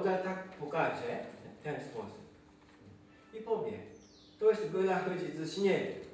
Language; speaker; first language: Polish; non-native, learner; Japanese